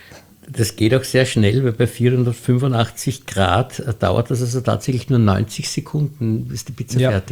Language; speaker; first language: German; native; German